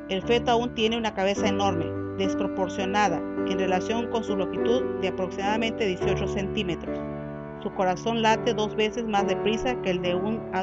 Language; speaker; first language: Spanish; native; Spanish